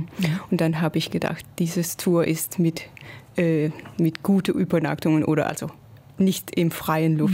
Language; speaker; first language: German; non-native, fluent; Danish